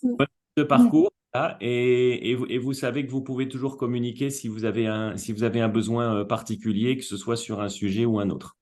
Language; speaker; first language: French; native; French